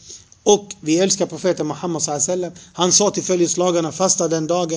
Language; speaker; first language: Swedish; non-native, fluent; Arabic